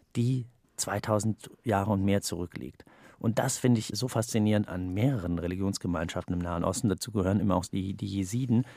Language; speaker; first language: German; native; German